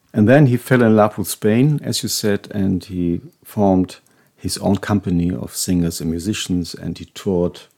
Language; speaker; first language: English; non-native, fluent; German